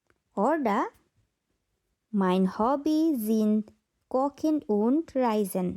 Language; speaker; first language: German; non-native, learner; Bangla